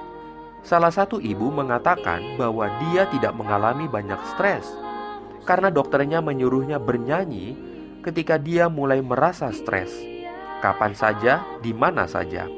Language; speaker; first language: Indonesian; native; Indonesian